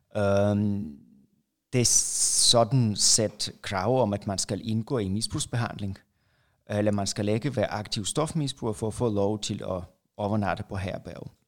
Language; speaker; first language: Danish; non-native, fluent; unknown